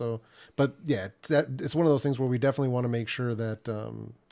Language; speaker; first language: English; early bilingual, other home language; Spanish